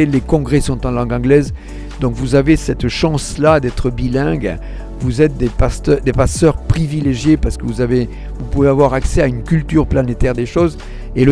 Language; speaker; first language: French; native; French